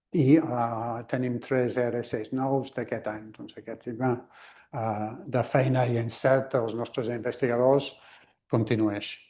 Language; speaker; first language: Catalan; non-native, fluent; English